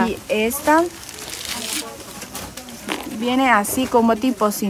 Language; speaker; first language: Spanish; non-native, learner; Chinese